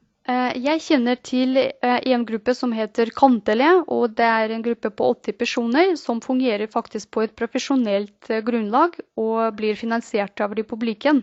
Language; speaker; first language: Norwegian; non-native, fluent; Russian